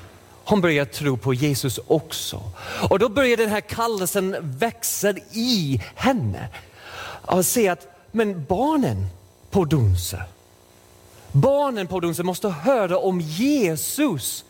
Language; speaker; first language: Swedish; non-native, fluent; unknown